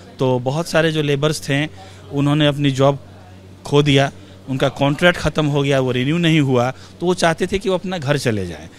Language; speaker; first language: Hindi; native; Hindi